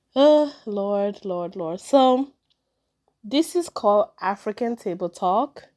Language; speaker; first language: English; early bilingual, other home language; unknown